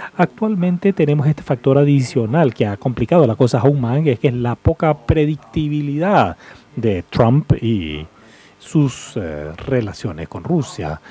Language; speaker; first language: Spanish; non-native, fluent; English